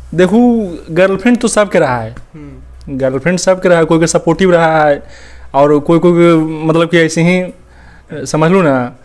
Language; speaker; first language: Hindi; native; Hindi